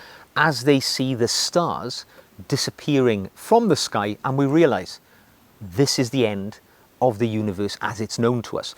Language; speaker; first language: English; native; English